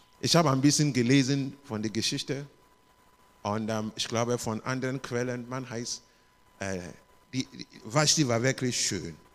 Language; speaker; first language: German; non-native, learner; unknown